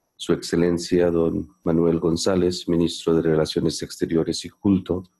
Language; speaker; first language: Spanish; non-native, fluent; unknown